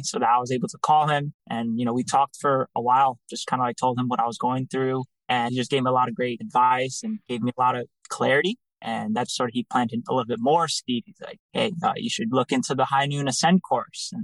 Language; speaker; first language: English; native; English